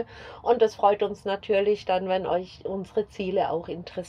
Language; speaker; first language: German; native; German